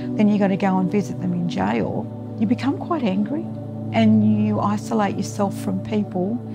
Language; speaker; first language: English; native; English